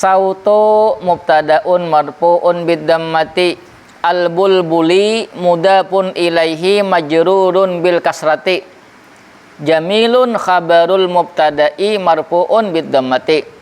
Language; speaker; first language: Arabic; non-native, fluent; Indonesian